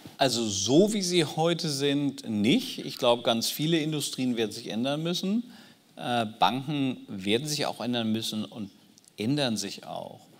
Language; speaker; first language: German; native; German